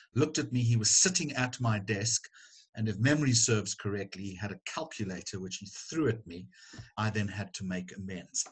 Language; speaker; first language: English; native; English